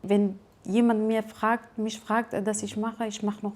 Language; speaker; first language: German; non-native, fluent; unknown